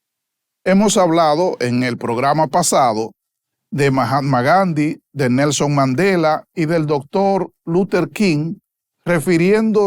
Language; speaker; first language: Spanish; native; Spanish